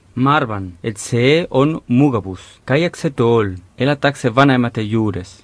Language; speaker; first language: Estonian; non-native, fluent; Spanish